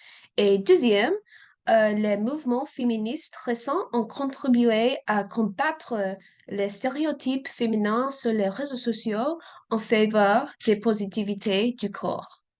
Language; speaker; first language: French; non-native, learner; English